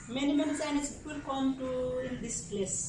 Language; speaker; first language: English; non-native, learner; Nepali